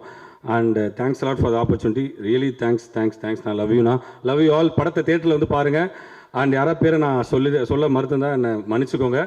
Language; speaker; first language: Tamil; native; Tamil